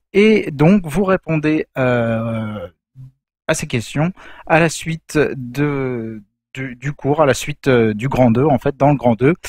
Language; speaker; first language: French; native; French